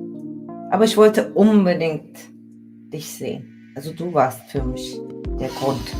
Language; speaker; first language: German; early bilingual, other home language; Turkish